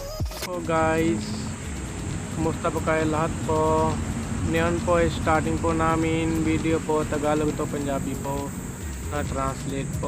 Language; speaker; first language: Filipino; non-native, learner; Punjabi